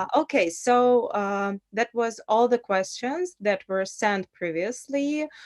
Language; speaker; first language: English; non-native, fluent; Russian